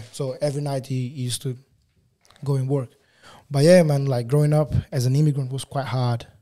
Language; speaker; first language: English; non-native, fluent; Portuguese